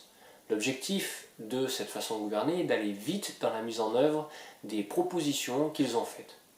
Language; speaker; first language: French; native; French